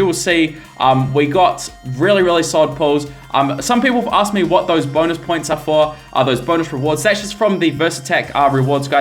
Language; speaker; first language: English; native; English